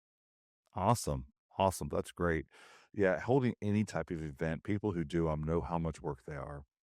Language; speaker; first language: English; native; English